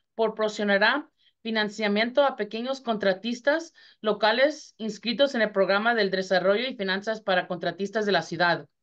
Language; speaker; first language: Spanish; early bilingual, heritage; Spanish